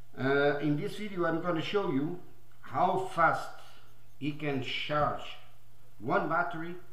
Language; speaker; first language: English; non-native, learner; Portuguese